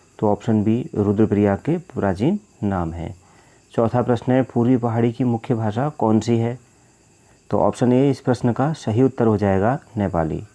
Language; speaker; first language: Hindi; native; Hindi